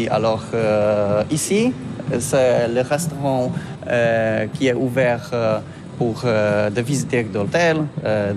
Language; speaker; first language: French; non-native, learner; Polish